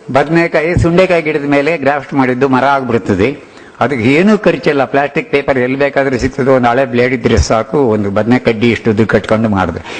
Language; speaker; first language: Kannada; non-native, local second language; Telugu